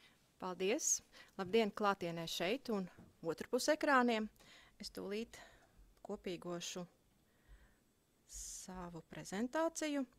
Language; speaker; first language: Latvian; native; Latvian